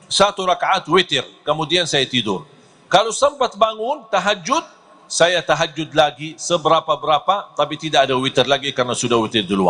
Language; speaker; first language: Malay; non-native, fluent; Arabic